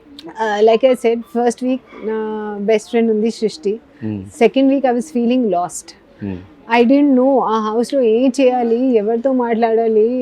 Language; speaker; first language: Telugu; non-native, learner; Hindi